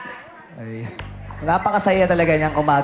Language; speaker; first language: Filipino; native; Filipino